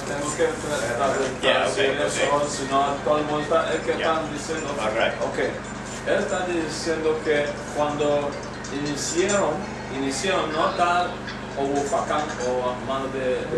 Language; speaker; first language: Spanish; non-native, learner; Yoruba